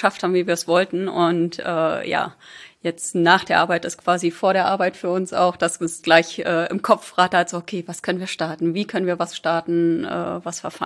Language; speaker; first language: German; native; German